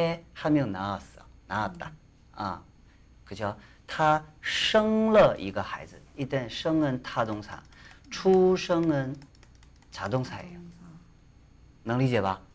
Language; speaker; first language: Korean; non-native, fluent; Chinese